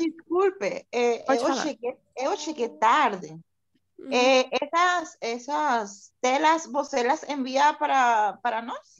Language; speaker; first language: Portuguese; non-native, learner; Spanish